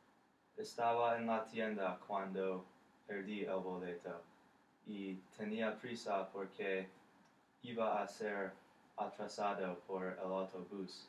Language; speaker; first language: Spanish; non-native, learner; English